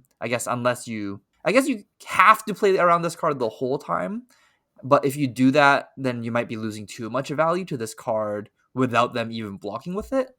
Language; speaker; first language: English; native; English